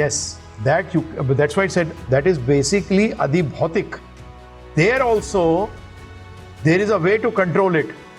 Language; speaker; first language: English; non-native, local second language; Hindi